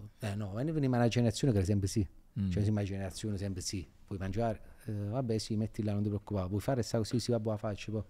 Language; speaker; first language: Italian; native; Italian